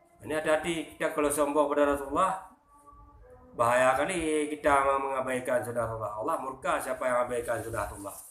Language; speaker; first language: Malay; non-native, local second language; Achinese